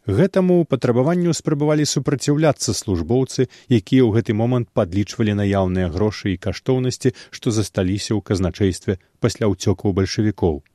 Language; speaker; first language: Belarusian; native; Belarusian